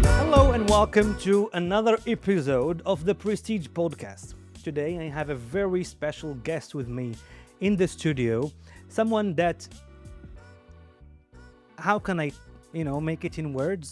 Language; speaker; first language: English; non-native, fluent; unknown